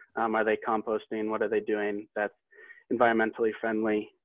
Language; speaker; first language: English; native; English